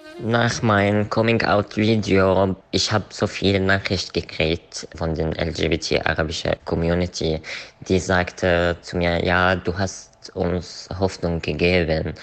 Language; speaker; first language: German; non-native, learner; Arabic